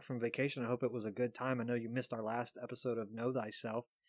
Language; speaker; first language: English; native; English